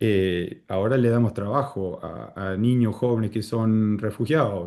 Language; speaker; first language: Spanish; early bilingual, heritage; Spanish